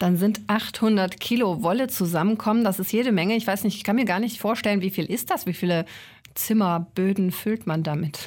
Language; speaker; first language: German; native; German